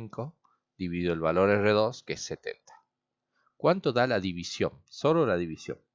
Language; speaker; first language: Spanish; native; Spanish